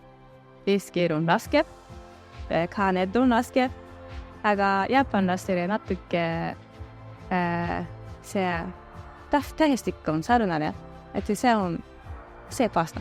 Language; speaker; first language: Estonian; non-native, learner; Japanese